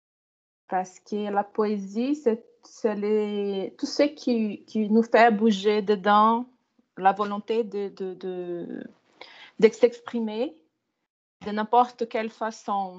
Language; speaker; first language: French; non-native, fluent; Portuguese